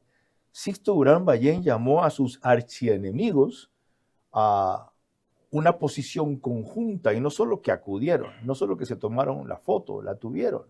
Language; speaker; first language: Spanish; native; Spanish